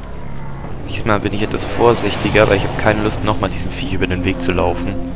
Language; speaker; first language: German; native; German